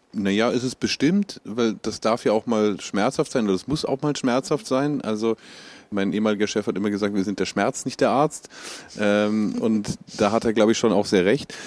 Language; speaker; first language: German; native; German